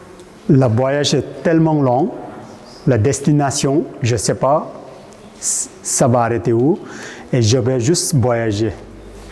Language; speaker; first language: French; non-native, fluent; Sherpa